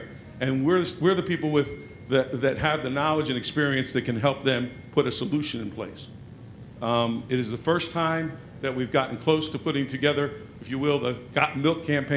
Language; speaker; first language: English; native; English